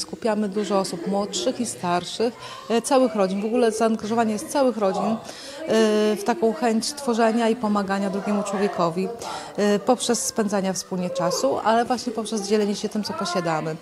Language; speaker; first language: Polish; native; Polish